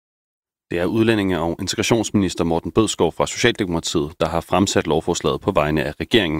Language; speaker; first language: Danish; native; Danish